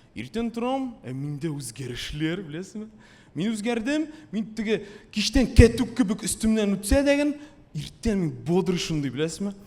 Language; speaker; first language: Tatar; native; Tatar